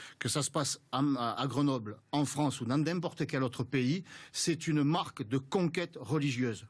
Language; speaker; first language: French; native; French